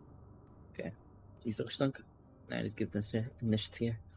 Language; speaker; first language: German; non-native, learner; English